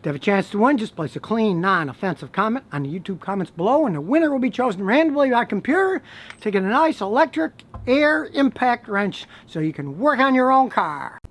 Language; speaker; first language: English; native; English